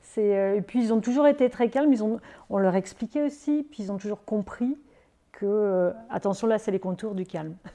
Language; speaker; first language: French; native; French